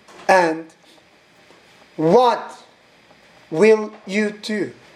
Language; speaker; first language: English; non-native, learner; Korean